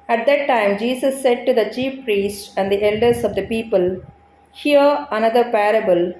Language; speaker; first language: English; non-native, local second language; Telugu